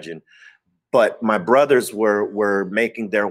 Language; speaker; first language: English; native; English